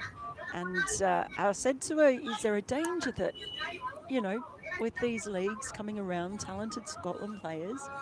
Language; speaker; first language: English; native; English